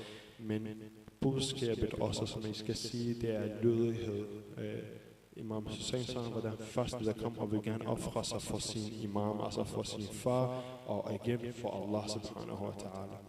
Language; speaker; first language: Danish; early bilingual, other home language; Arabic